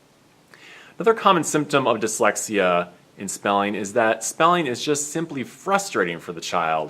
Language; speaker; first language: English; native; English